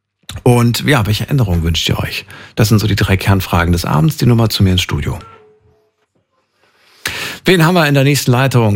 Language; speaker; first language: German; native; German